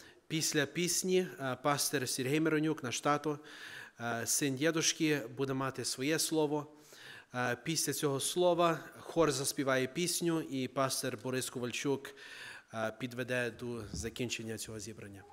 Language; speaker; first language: Ukrainian; early bilingual, heritage; Ukrainian